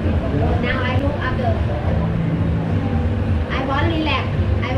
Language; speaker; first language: English; non-native, learner; Thai